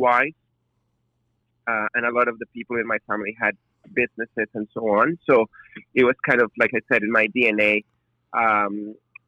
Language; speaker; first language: English; non-native, fluent; Spanish